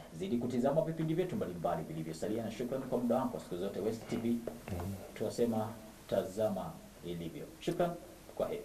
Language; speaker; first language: Swahili; native; Swahili